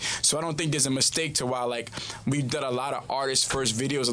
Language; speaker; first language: English; native; English